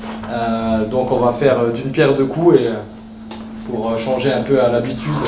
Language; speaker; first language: French; native; French